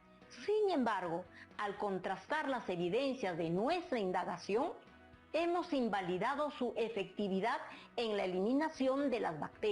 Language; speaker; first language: Spanish; native; Spanish